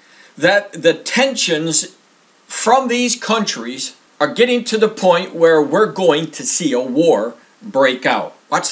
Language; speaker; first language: English; native; English